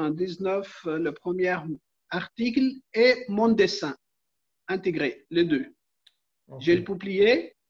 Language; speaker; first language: French; non-native, learner; Arabic